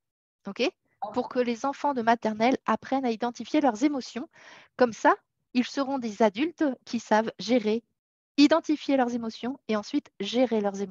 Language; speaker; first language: French; native; French